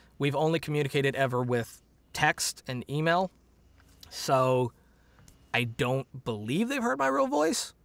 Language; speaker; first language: English; native; English